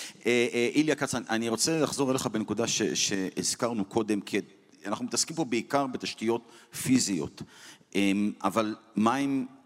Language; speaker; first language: Hebrew; native; Hebrew